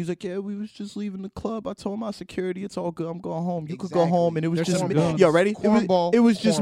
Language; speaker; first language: English; native; English